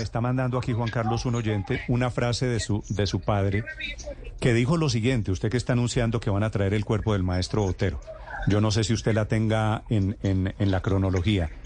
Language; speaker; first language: Spanish; native; Spanish